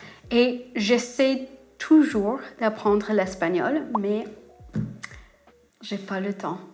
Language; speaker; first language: French; non-native, fluent; English